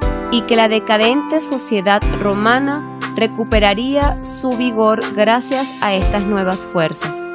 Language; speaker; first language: Spanish; native; Spanish